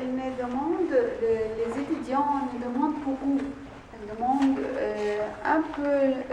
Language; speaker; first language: French; non-native, learner; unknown